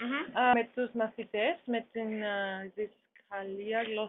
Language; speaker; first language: Greek; non-native, learner; German